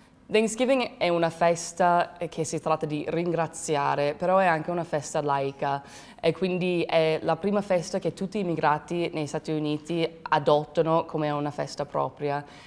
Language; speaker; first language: Italian; non-native, fluent; English